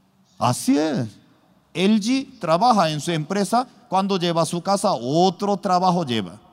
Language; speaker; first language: Spanish; non-native, learner; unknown